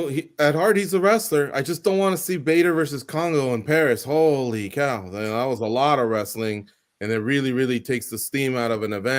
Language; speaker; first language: English; native; English